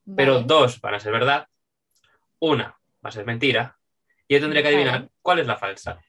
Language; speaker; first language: Spanish; native; Spanish